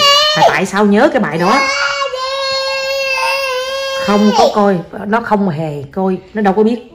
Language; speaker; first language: Vietnamese; native; Vietnamese